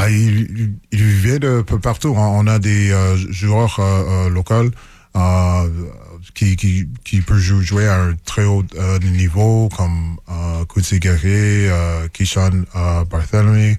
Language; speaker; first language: French; non-native, local second language; English